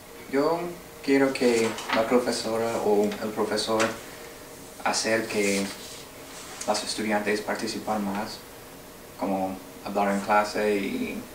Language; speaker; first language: Spanish; non-native, learner; English